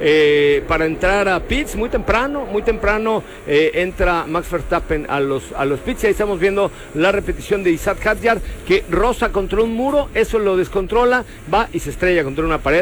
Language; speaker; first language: Spanish; native; Spanish